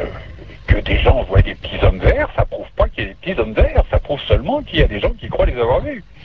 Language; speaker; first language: French; native; French